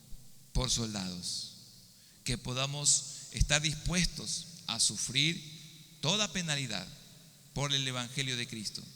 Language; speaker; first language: Spanish; native; Spanish